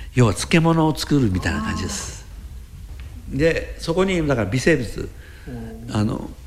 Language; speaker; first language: Japanese; native; Japanese